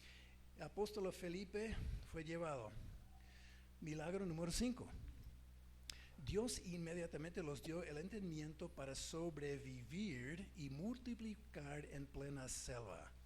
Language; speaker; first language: Spanish; non-native, fluent; English